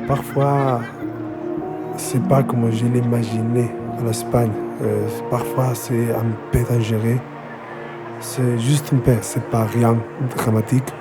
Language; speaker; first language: French; non-native, learner; Spanish